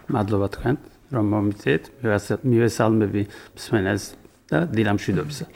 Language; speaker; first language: Georgian; early bilingual, heritage; Georgian